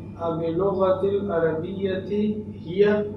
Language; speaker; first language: Arabic; non-native, learner; Urdu